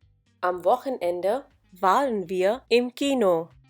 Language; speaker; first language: German; non-native, fluent; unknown